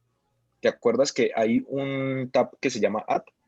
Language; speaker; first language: Spanish; native; Spanish